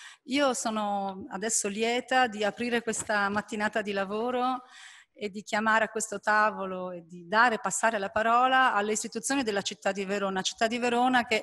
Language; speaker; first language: Italian; native; Italian